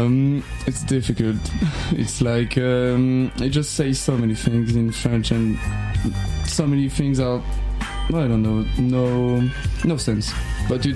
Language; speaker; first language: English; non-native, learner; French